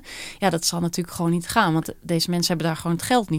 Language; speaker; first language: Dutch; native; Dutch